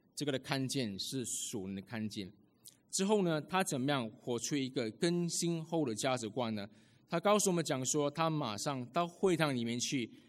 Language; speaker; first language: Chinese; early bilingual, heritage; Chinese